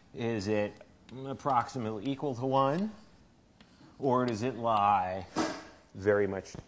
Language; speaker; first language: English; native; English